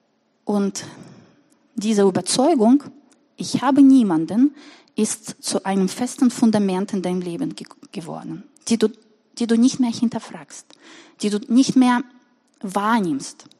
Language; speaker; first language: German; non-native, fluent; Russian